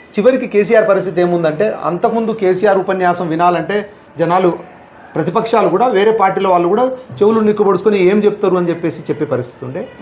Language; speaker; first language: Telugu; native; Telugu